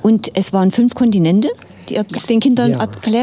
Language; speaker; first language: German; native; German